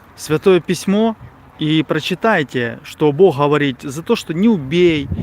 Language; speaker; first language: Russian; non-native, local second language; Ukrainian